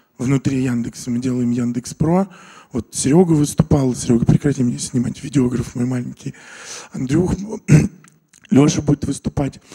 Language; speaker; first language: Russian; native; Russian